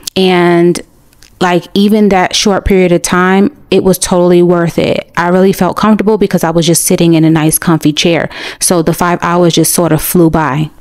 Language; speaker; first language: English; native; English